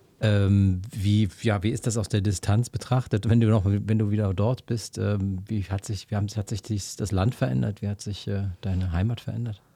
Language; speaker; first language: German; native; German